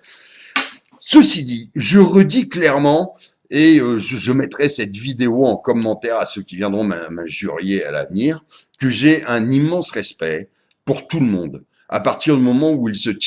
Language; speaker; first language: French; native; French